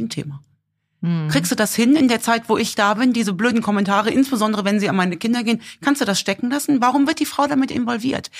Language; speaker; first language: German; native; German